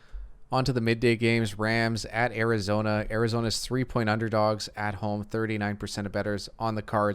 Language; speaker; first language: English; native; English